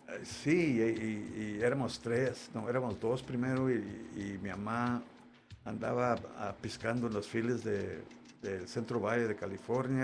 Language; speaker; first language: Spanish; early bilingual, heritage; Spanish